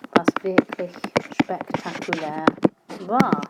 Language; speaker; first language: German; non-native, fluent; English